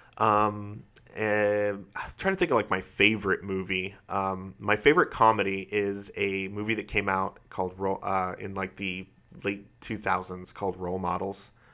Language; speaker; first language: English; native; English